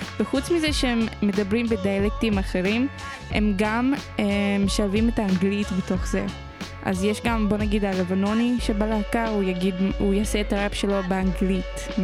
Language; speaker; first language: Hebrew; non-native, local second language; Arabic